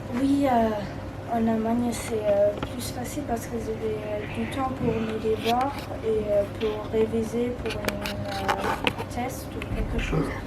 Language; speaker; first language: French; non-native, learner; German